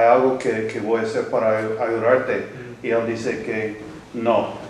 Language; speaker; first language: Spanish; non-native, learner; English